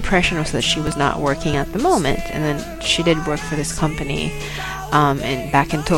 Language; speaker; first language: English; non-native, local second language; Filipino